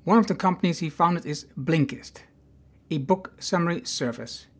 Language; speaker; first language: English; non-native, fluent; Dutch